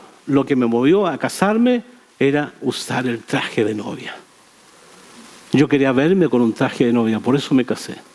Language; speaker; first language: Spanish; native; Spanish